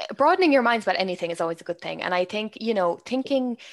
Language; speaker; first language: English; native; English